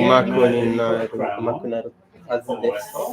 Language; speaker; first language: Japanese; non-native, learner; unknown